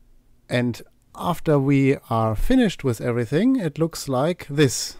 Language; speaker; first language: English; non-native, fluent; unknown